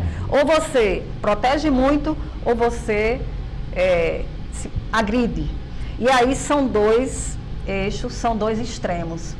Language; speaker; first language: Portuguese; native; Portuguese